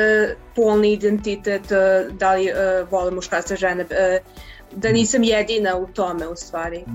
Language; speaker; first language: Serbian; early bilingual, heritage; English